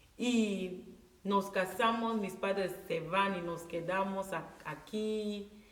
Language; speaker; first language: Spanish; non-native, local second language; Fang